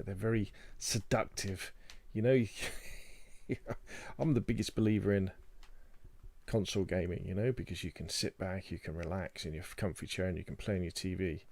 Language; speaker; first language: English; native; English